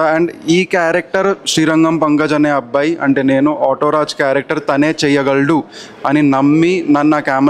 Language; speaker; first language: Telugu; native; Telugu